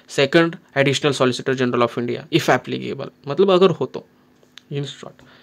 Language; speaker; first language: Hindi; non-native, local second language; Marathi